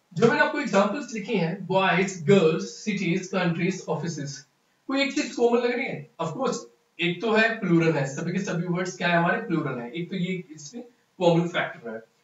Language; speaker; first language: Hindi; non-native, local second language; Punjabi